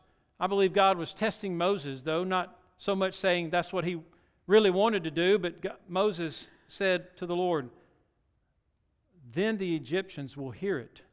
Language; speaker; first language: English; native; English